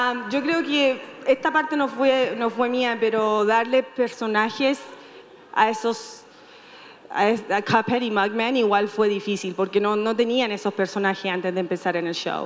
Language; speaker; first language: Spanish; native; Spanish